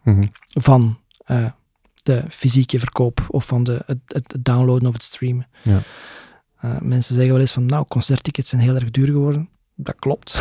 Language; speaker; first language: Dutch; native; Dutch